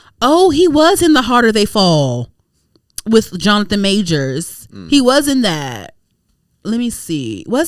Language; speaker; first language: English; native; English